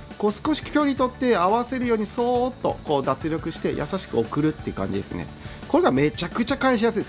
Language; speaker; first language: Japanese; native; Japanese